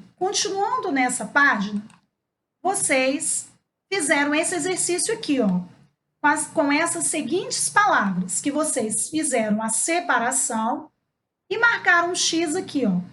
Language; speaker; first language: Portuguese; native; Portuguese